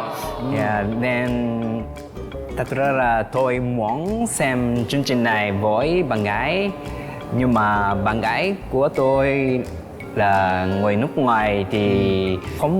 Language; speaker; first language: Vietnamese; non-native, learner; Japanese